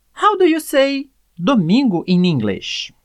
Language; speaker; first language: English; non-native, fluent; Portuguese